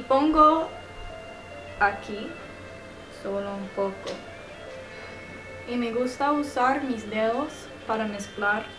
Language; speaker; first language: Spanish; non-native, learner; English